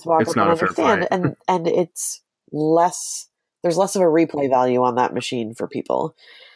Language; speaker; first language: English; native; English